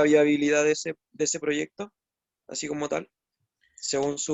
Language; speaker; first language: Spanish; native; Spanish